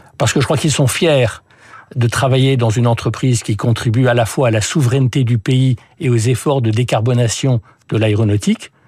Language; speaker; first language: French; early bilingual, other home language; English